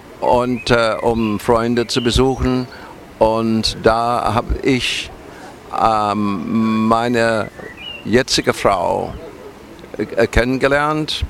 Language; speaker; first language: German; non-native, fluent; English